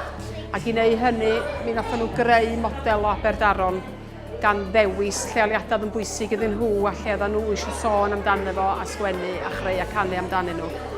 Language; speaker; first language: Welsh; native; Welsh